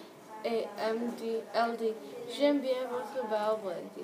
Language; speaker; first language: French; non-native, learner; English